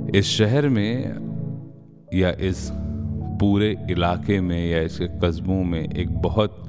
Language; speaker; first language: Hindi; native; Hindi